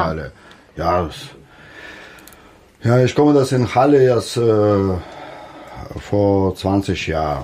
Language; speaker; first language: German; non-native, learner; Russian